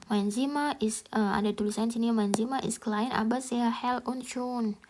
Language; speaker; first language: German; non-native, learner; Indonesian